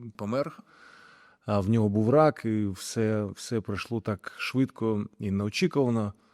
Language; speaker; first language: Ukrainian; non-native, local second language; Russian